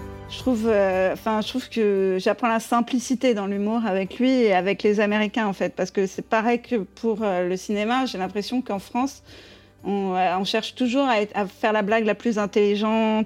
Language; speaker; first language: French; native; French